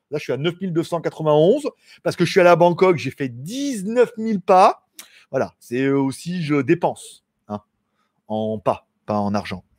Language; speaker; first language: French; native; French